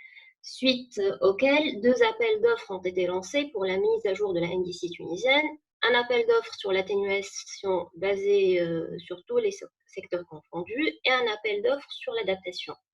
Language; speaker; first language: French; non-native, local second language; Arabic